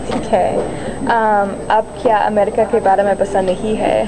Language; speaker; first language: Hindi; non-native, learner; English